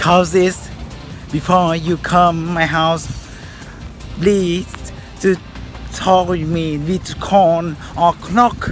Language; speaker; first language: English; non-native, learner; Vietnamese